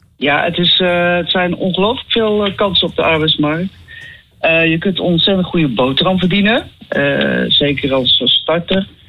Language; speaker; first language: Dutch; native; Dutch